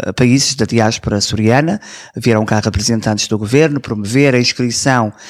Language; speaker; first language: Portuguese; early bilingual, heritage; English